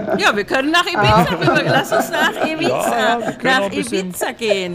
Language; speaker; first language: German; native; German